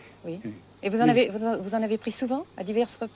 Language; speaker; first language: French; native; French